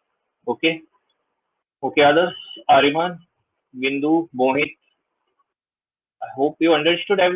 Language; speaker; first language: English; non-native, local second language; Hindi